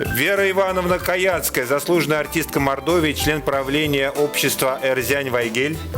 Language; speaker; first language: Russian; native; Russian